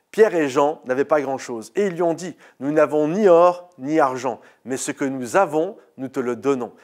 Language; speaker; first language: French; native; French